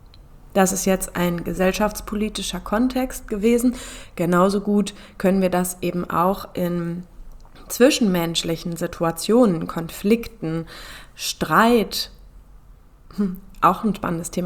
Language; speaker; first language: German; native; German